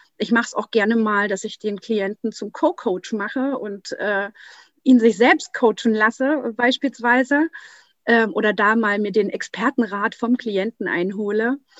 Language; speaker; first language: German; native; German